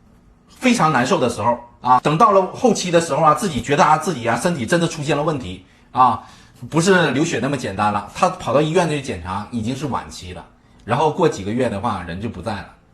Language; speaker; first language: Chinese; native; Chinese